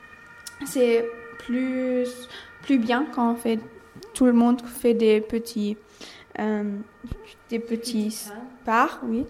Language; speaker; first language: French; non-native, learner; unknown